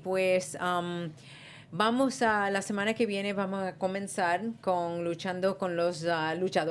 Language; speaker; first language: Spanish; early bilingual, heritage; Spanish